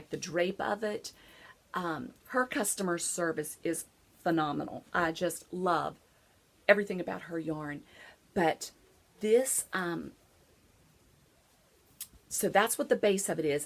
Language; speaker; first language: English; native; English